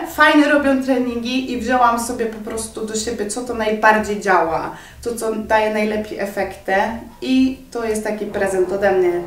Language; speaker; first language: Polish; non-native, fluent; Norwegian